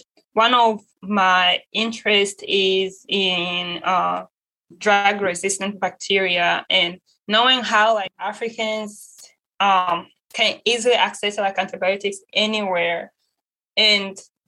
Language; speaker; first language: English; non-native, local second language; Kinyarwanda